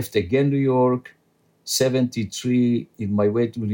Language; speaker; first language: English; non-native, fluent; French